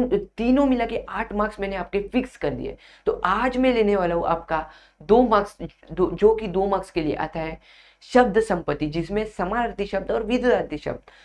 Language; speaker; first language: Hindi; non-native, local second language; Marathi